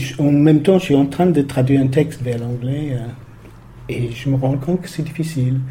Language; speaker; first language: French; non-native, fluent; English